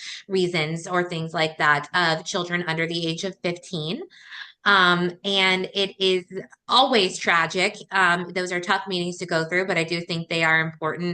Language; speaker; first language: English; native; English